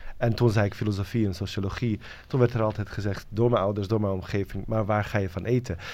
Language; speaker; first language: Dutch; non-native, fluent; Bosnian